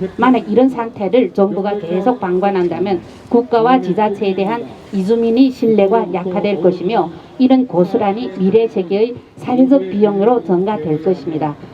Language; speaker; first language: Korean; native; Korean